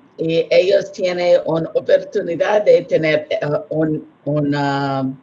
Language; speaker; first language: Spanish; non-native, learner; English